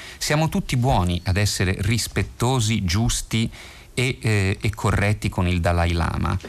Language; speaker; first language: Italian; native; Italian